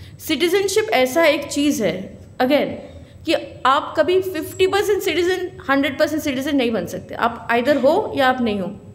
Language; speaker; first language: Hindi; non-native, local second language; Bangla